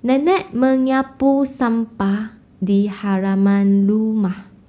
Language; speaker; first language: Malay; non-native, local second language; Chinese